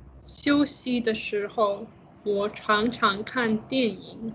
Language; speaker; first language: Chinese; non-native, learner; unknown